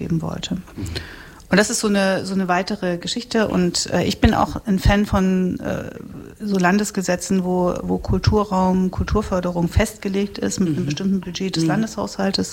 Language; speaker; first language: German; native; German